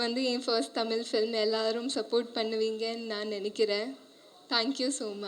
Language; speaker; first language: Tamil; non-native, fluent; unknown